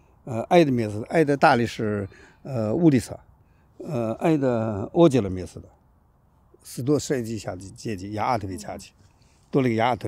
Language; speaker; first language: Russian; non-native, learner; Chinese